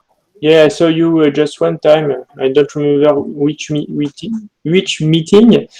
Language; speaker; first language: English; non-native, learner; French